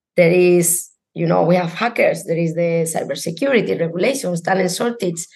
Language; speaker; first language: English; non-native, fluent; Spanish